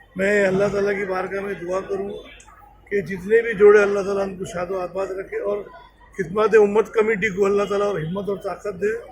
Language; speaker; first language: Urdu; native; Urdu